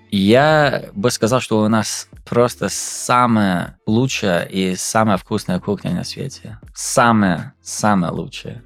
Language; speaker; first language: Russian; non-native, fluent; English